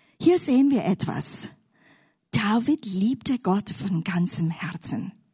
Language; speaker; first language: German; non-native, fluent; English